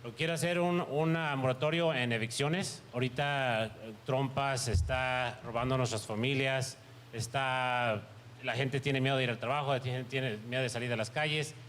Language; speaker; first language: Spanish; early bilingual, heritage; Spanish